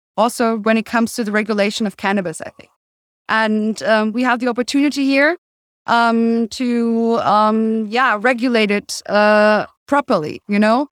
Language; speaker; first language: English; non-native, fluent; German